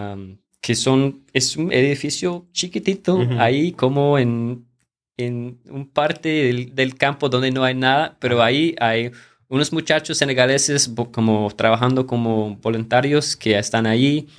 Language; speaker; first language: Spanish; non-native, fluent; English